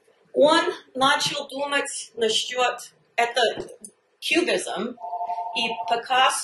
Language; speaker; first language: Russian; early bilingual, heritage; Russian